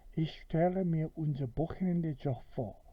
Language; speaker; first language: German; non-native, fluent; Korean